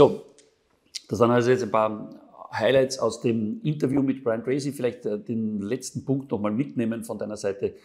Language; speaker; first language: German; native; German